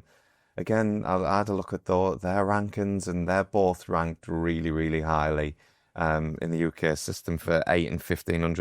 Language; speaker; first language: English; native; English